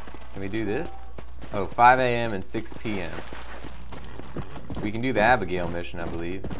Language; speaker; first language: English; native; English